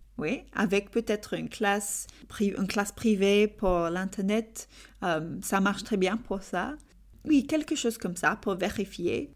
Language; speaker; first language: French; non-native, learner; English